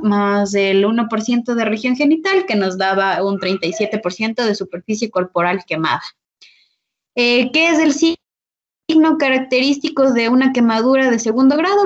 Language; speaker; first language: Spanish; native; Spanish